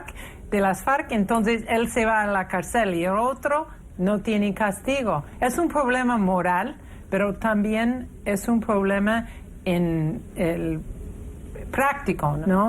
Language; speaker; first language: Spanish; non-native, fluent; English